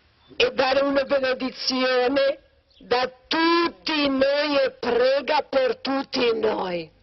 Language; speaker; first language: Italian; non-native, learner; Croatian